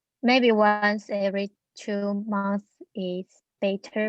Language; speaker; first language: English; non-native, learner; Chinese